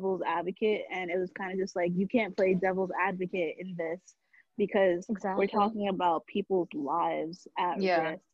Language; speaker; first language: English; native; English